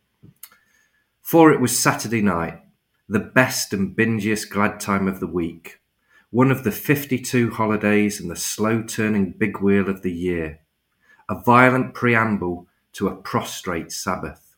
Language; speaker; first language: English; native; English